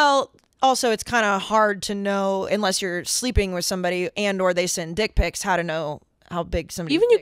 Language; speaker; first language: English; native; English